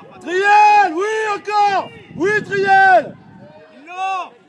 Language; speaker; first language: French; native; French